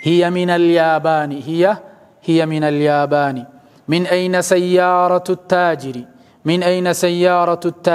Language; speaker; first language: Arabic; non-native, fluent; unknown